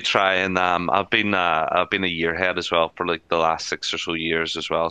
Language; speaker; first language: English; native; English